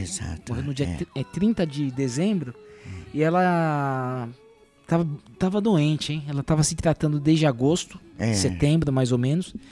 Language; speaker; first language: Portuguese; native; Portuguese